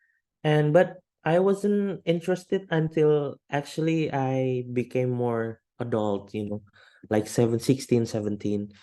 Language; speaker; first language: English; non-native, fluent; Indonesian